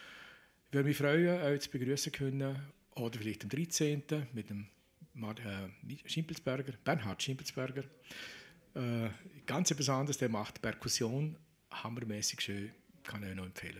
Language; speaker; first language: German; native; German